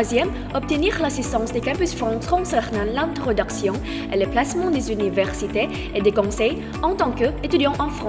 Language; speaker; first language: French; non-native, learner; Indonesian